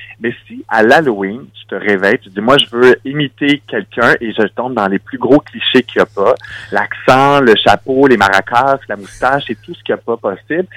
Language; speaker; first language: French; native; French